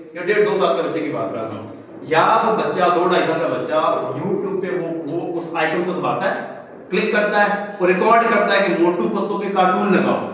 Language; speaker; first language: Urdu; non-native, local second language; Pahari-Potwari